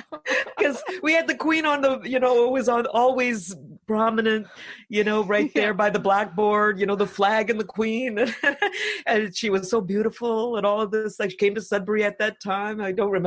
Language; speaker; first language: English; early bilingual, other home language; Finnish